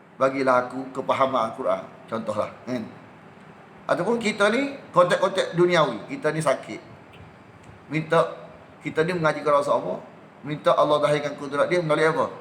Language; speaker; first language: Malay; native; Malay